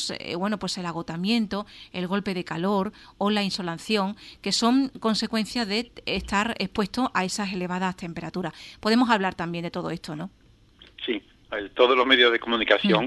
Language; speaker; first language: Spanish; native; Spanish